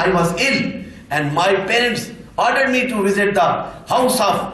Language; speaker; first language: English; non-native, local second language; Urdu